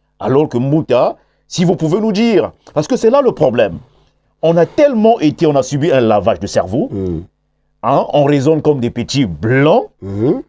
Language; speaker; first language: French; non-native, local second language; Kongo